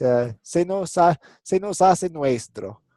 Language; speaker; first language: Spanish; non-native, fluent; English